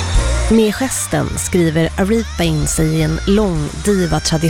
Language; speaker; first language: Swedish; native; Swedish